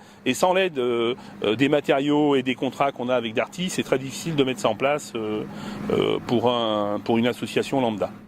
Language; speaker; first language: French; native; French